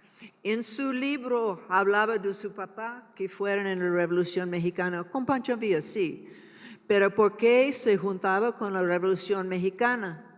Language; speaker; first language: Spanish; non-native, learner; English